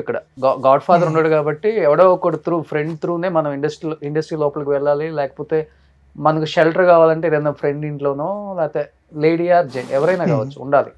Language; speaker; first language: Telugu; native; Telugu